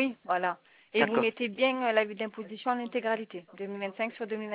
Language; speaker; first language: French; native; French